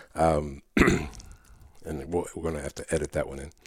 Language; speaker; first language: English; early bilingual, other home language; Spanish